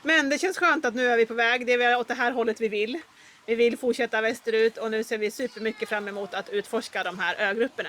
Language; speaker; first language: Swedish; native; Swedish